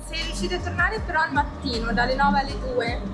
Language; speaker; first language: Italian; native; Italian